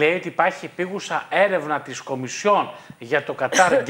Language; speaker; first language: Greek; native; Greek